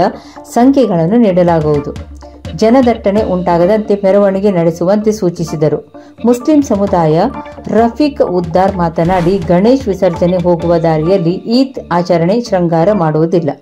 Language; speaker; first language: Kannada; native; Kannada